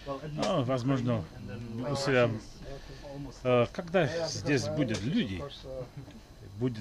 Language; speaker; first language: Russian; non-native, learner; Czech